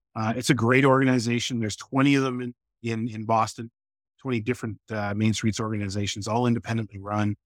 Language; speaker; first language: English; native; English